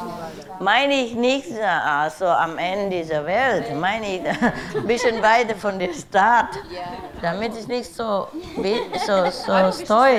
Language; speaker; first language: German; non-native, learner; Vietnamese